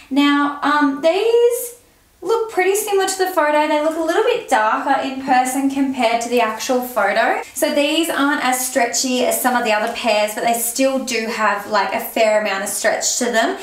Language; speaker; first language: English; native; English